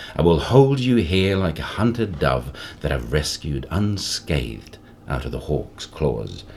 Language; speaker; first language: English; non-native, fluent; Norwegian